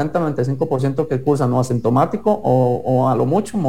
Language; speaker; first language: Spanish; native; Spanish